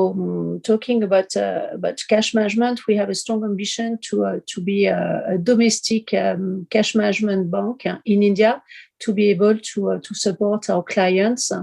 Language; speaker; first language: English; non-native, fluent; French